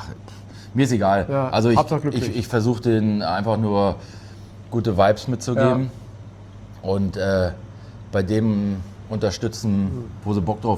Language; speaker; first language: German; native; German